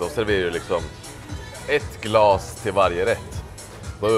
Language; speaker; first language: Swedish; native; Swedish